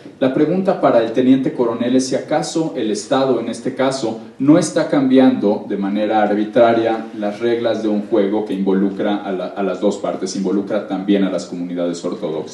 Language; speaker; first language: Spanish; native; Spanish